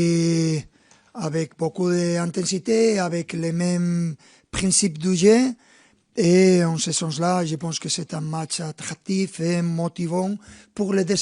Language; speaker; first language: French; non-native, fluent; Spanish